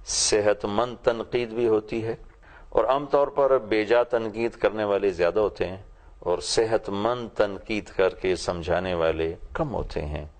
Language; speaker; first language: Urdu; non-native, local second language; Punjabi